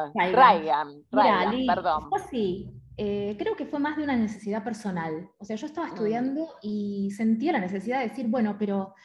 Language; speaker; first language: Spanish; native; Spanish